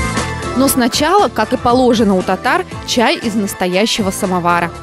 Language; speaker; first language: Russian; native; Russian